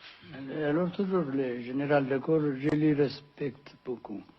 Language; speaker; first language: French; non-native, fluent; Amharic